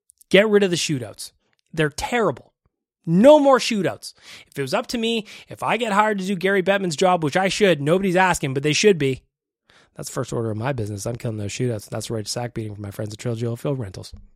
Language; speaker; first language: English; native; English